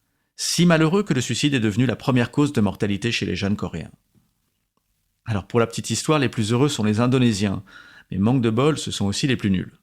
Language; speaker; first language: French; native; French